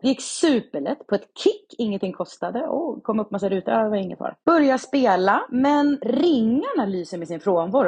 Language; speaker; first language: Swedish; native; Swedish